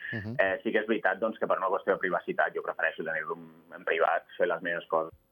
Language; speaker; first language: Catalan; native; Catalan